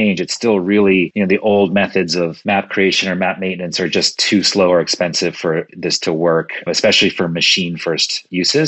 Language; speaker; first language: English; early bilingual, other home language; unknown